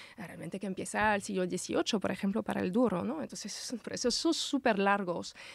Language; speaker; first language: Spanish; non-native, fluent; French